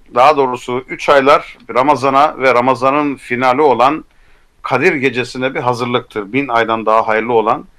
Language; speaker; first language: Turkish; native; Turkish